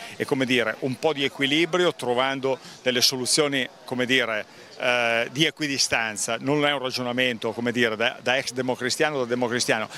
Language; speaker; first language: Italian; native; Italian